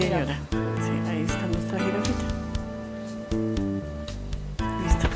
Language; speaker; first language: Spanish; native; Spanish